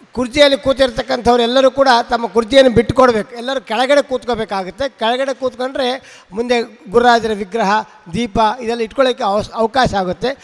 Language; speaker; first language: Kannada; native; Kannada